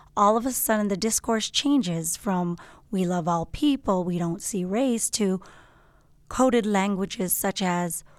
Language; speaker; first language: English; native; English